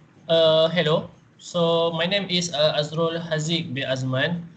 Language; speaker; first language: English; non-native, learner; Malay